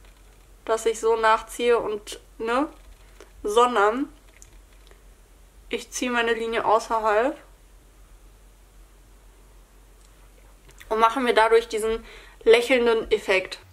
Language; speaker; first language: German; native; German